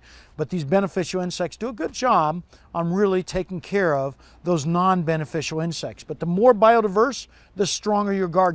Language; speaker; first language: English; native; English